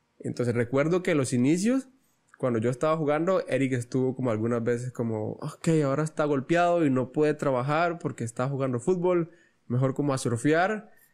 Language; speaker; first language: Spanish; native; Spanish